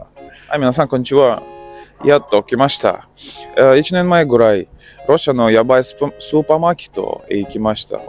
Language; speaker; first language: Japanese; non-native, learner; Russian